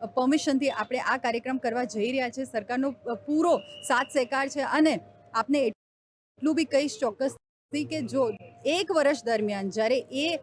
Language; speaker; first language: Gujarati; non-native, local second language; Sindhi